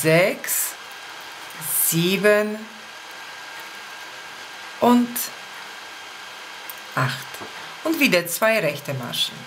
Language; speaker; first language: German; non-native, fluent; Polish